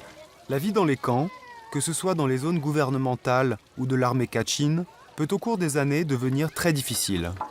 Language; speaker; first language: French; native; French